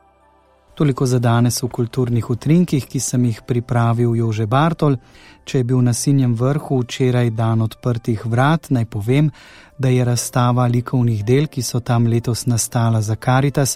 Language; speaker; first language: Slovenian; native; Slovenian